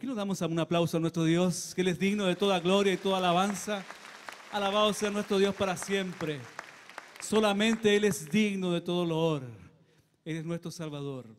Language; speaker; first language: Spanish; native; Spanish